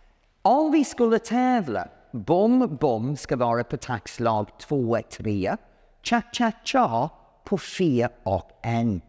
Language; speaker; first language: Swedish; non-native, fluent; English